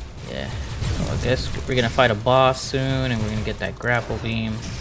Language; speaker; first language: English; non-native, local second language; Spanish